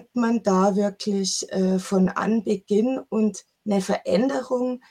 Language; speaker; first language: German; native; German